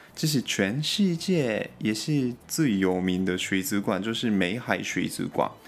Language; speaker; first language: Chinese; non-native, fluent; Japanese